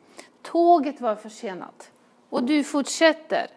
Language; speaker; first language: Swedish; non-native, fluent; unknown